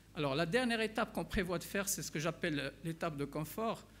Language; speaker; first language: French; non-native, local second language; Arabic